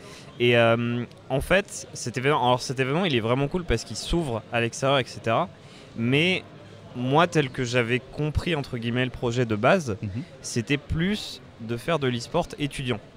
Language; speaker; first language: French; native; French